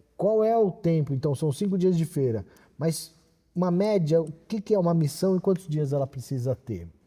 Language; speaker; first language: Portuguese; native; Portuguese